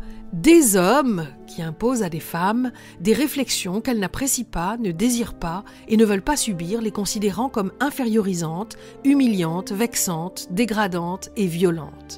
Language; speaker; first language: French; native; French